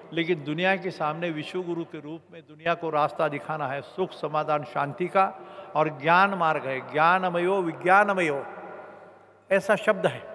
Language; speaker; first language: Hindi; non-native, local second language; Marathi